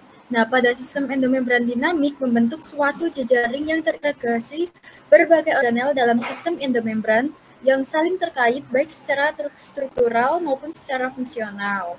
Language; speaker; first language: Indonesian; native; Indonesian